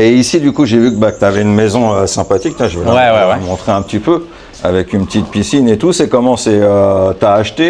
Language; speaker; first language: French; native; French